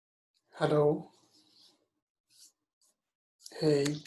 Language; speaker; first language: English; non-native, learner; Arabic